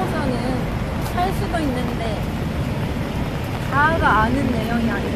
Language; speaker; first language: Korean; non-native, fluent; Japanese